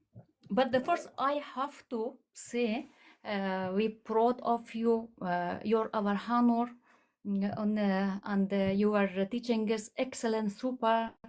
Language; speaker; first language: English; non-native, learner; Persian